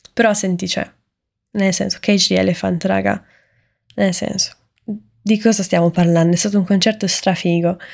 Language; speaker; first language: Italian; native; Italian